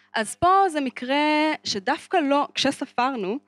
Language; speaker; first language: Hebrew; native; Hebrew